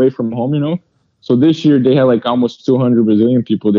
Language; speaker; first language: English; early bilingual, other home language; Portuguese